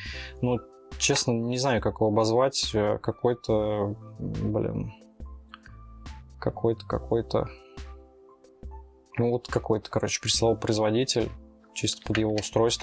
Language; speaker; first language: Russian; native; Russian